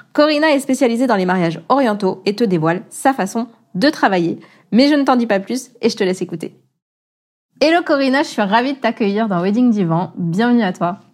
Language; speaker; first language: French; native; French